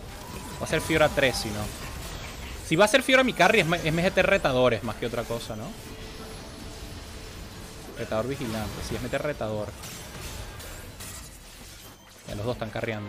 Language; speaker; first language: Spanish; native; Spanish